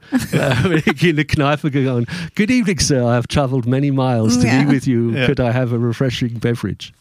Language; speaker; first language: German; non-native, fluent; English